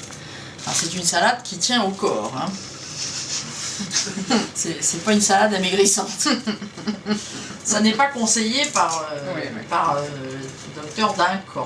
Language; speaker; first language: French; native; French